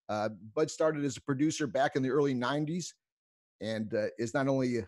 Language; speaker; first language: English; native; English